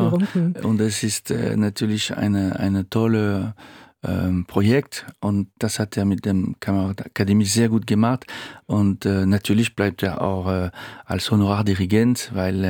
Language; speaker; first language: German; non-native, fluent; French